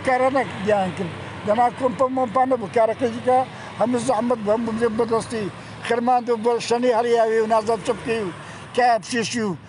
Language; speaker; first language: Central Kurdish; native; Central Kurdish